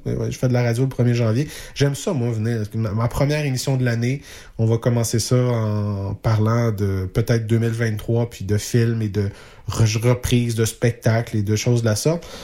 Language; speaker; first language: French; native; French